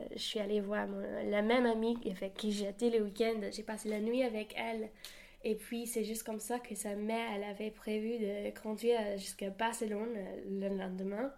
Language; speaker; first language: French; non-native, fluent; English